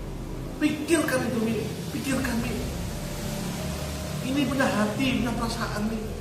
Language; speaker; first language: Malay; non-native, local second language; Javanese